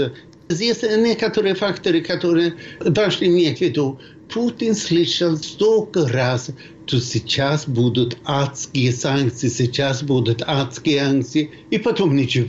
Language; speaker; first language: Russian; non-native, fluent; Swedish